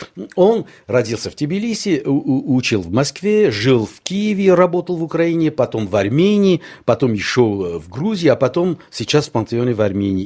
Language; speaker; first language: Russian; non-native, local second language; Armenian